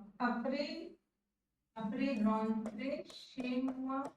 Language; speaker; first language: French; non-native, learner; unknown